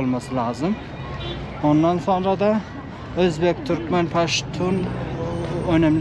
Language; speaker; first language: Turkish; non-native, learner; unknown